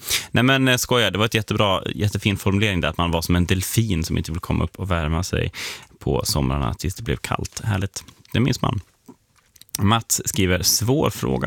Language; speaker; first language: Swedish; native; Swedish